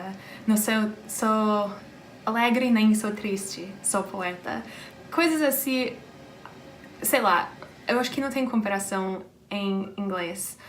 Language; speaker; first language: Portuguese; non-native, fluent; English